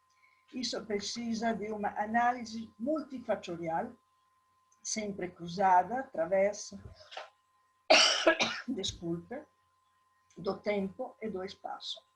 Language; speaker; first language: Portuguese; non-native, learner; Italian